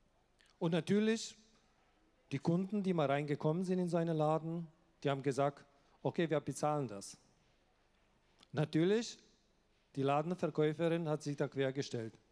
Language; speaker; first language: German; non-native, local second language; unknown